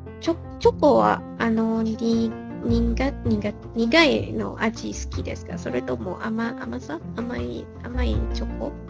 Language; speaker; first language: Japanese; non-native, learner; Malay